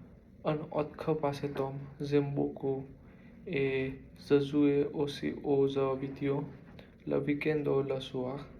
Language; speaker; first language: French; non-native, learner; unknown